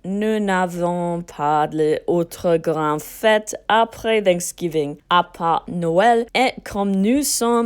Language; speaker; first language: French; non-native, learner; English